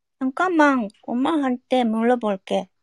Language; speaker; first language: Korean; non-native, learner; Japanese